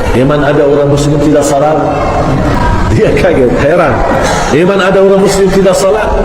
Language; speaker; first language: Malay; non-native, fluent; Arabic